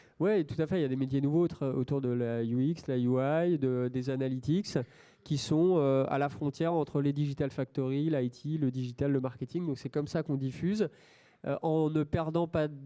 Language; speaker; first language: French; native; French